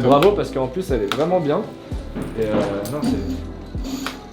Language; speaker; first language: French; native; French